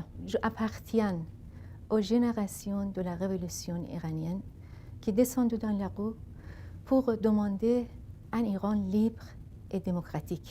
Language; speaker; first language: French; non-native, fluent; Persian